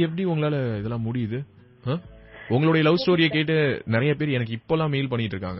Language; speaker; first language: Tamil; native; Tamil